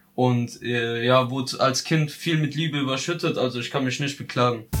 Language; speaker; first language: German; native; German